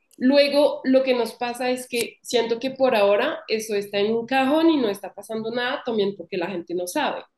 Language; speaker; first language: Spanish; non-native, fluent; French